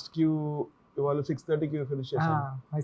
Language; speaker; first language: Telugu; non-native, learner; Tamil